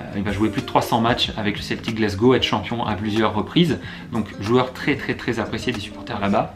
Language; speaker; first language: French; native; French